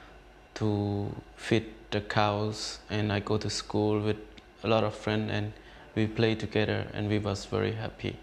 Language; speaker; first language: English; non-native, learner; Khmer